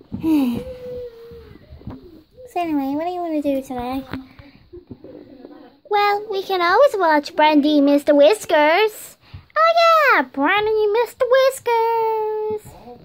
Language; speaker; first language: English; native; English